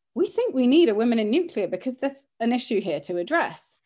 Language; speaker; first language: English; early bilingual, other home language; Greek